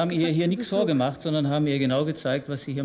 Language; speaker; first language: German; native; German